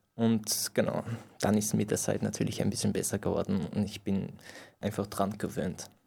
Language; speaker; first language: German; non-native, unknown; Persian